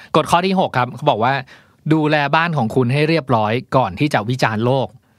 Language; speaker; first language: Thai; native; Thai